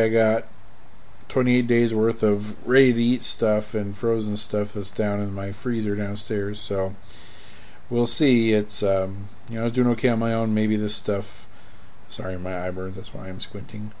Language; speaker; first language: English; native; English